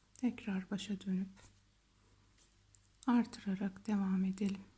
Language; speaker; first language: Turkish; native; Turkish